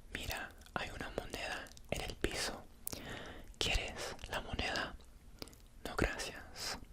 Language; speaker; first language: Spanish; non-native, learner; English